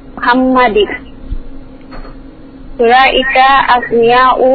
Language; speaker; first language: Arabic; non-native, learner; Indonesian